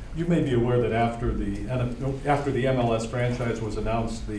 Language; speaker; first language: English; native; English